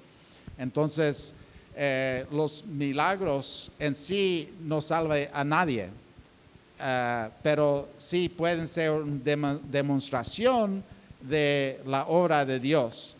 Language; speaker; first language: Spanish; non-native, fluent; English